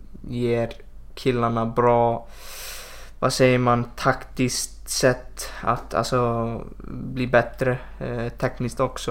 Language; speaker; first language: Swedish; non-native, fluent; Icelandic